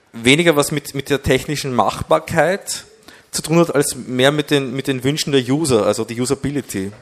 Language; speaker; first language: German; native; German